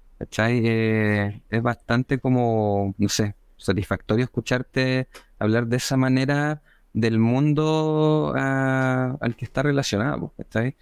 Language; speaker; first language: Spanish; native; Spanish